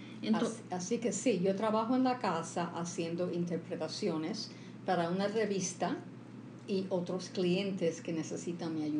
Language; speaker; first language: Spanish; early bilingual, heritage; Spanish